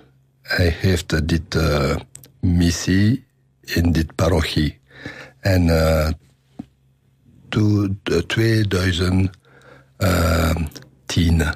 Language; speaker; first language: Dutch; non-native, learner; French